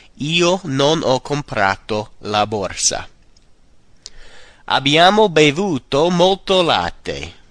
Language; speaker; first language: Italian; non-native, fluent; English